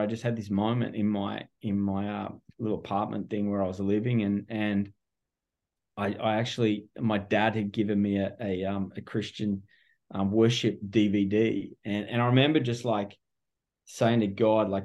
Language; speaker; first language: English; native; English